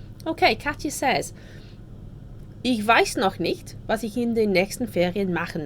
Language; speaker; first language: German; non-native, fluent; English